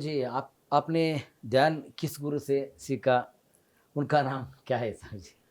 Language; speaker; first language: Hindi; non-native, local second language; Kannada